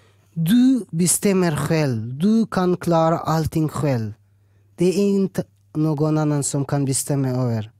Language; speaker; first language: Swedish; early bilingual, other home language; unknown